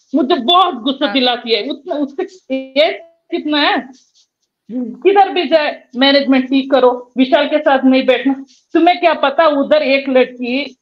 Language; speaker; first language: Hindi; non-native, local second language; Kannada